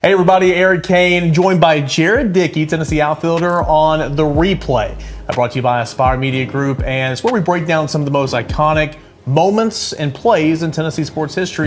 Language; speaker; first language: English; native; English